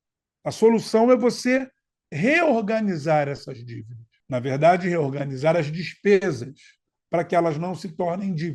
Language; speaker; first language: Portuguese; native; Portuguese